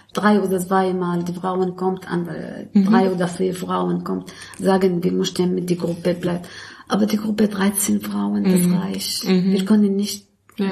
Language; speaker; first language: German; non-native, learner; Arabic